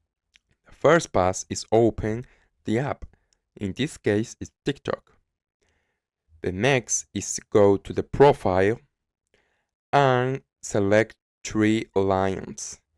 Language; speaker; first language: English; non-native, learner; Spanish